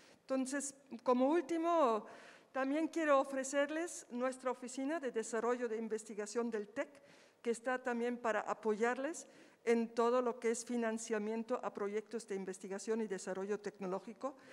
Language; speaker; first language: Spanish; native; Spanish